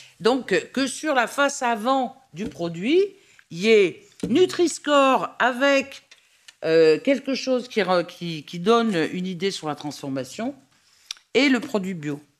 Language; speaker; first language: French; native; French